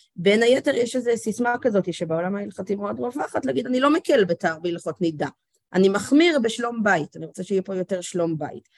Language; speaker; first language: Hebrew; native; Hebrew